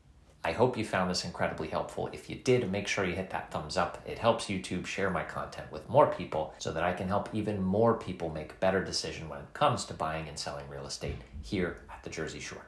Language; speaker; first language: English; native; English